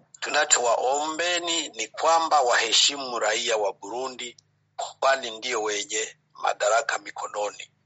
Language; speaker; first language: Swahili; non-native, local second language; Rundi